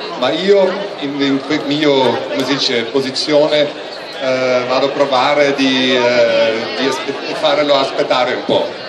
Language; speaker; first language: Italian; non-native, learner; German